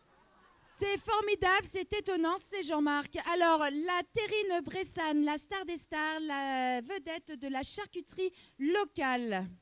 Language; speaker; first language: French; native; French